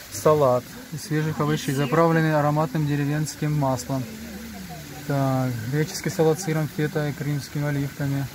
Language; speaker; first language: Russian; native; Russian